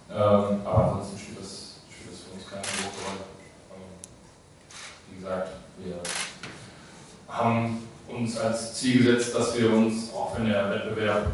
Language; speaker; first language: German; native; German